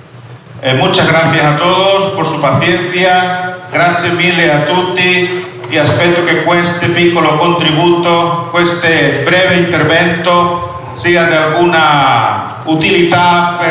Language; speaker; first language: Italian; non-native, learner; Spanish